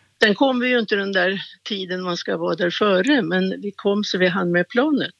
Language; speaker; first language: Swedish; native; Swedish